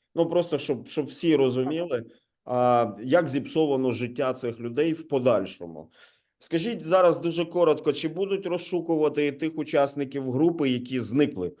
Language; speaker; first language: Ukrainian; native; Ukrainian